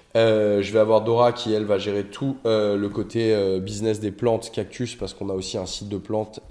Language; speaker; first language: French; native; French